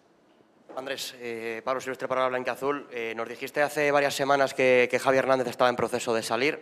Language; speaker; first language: Spanish; native; Spanish